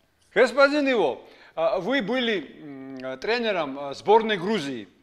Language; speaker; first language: Russian; non-native, fluent; Georgian